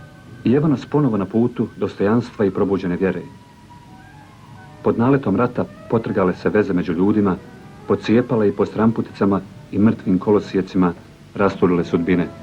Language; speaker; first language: Bosnian; native; Bosnian